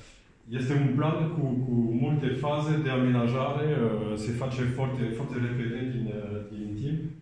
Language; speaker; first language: Romanian; non-native, learner; French